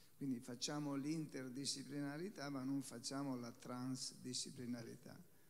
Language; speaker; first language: Italian; native; Italian